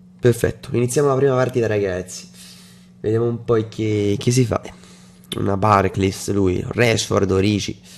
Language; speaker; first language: Italian; native; Italian